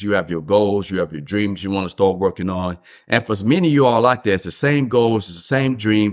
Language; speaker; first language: English; native; English